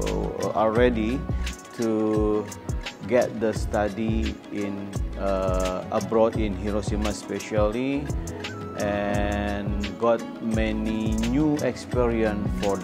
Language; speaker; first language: English; non-native, learner; Indonesian